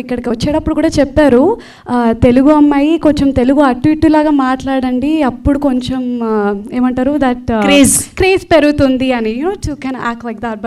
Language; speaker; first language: Telugu; early bilingual, heritage; Telugu